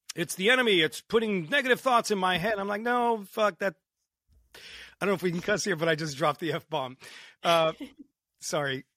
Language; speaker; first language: English; early bilingual, other home language; Romanian